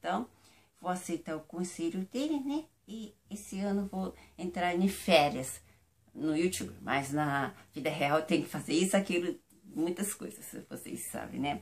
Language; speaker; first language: Portuguese; non-native, fluent; Japanese